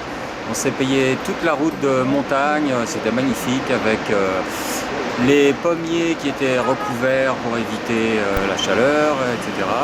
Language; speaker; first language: French; native; French